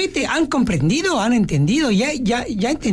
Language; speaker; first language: Spanish; native; Spanish